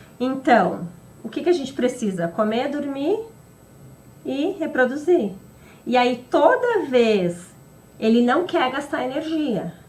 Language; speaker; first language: Portuguese; native; Portuguese